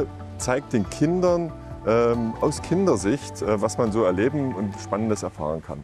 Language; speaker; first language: German; native; German